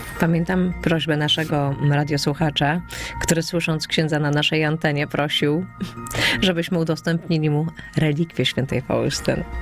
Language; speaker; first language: Polish; native; Polish